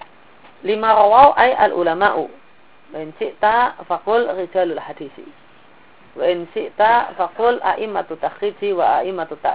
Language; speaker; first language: Arabic; non-native, fluent; Indonesian